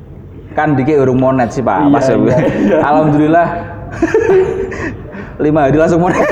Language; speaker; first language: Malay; non-native, local second language; Javanese